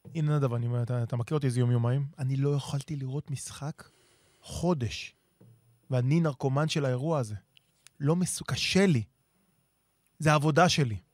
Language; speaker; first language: Hebrew; native; Hebrew